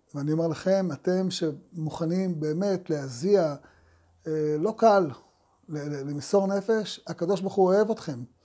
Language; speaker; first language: Hebrew; native; Hebrew